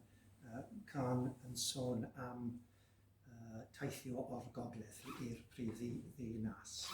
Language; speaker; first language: Welsh; non-native, learner; English